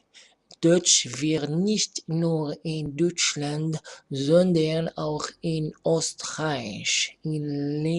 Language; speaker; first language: German; non-native, fluent; Arabic